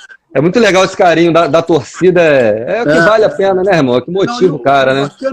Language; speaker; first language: Portuguese; native; Portuguese